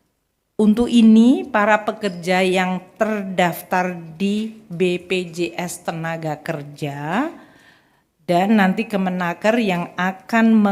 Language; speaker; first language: Indonesian; native; Indonesian